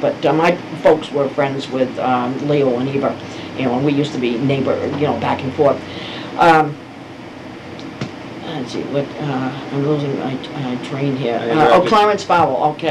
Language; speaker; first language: English; native; English